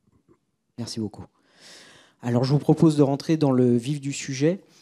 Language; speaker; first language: French; native; French